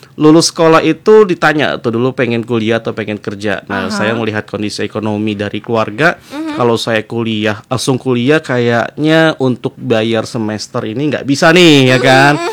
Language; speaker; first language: Indonesian; native; Indonesian